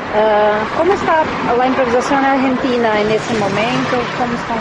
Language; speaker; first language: Spanish; non-native, learner; Portuguese